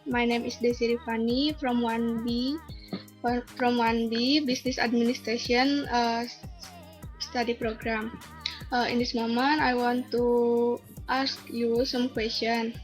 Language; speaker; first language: English; non-native, learner; Indonesian